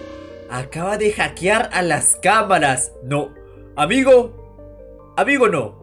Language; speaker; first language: Spanish; native; Spanish